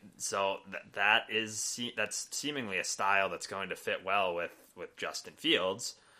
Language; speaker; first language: English; native; English